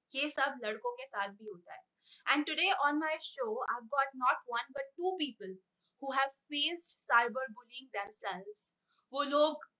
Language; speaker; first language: Hindi; native; Hindi